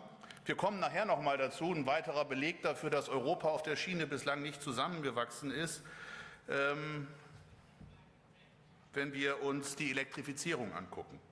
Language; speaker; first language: German; native; German